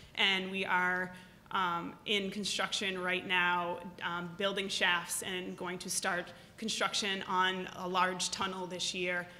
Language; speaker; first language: English; native; English